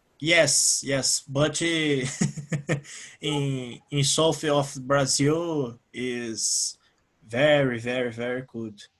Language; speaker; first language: English; non-native, learner; Portuguese